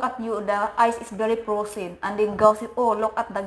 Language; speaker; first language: English; non-native, learner; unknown